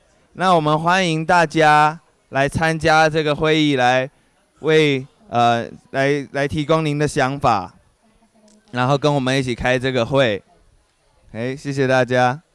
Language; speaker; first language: Chinese; native; Chinese